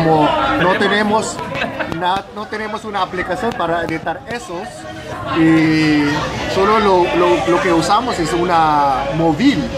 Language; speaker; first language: Spanish; non-native, fluent; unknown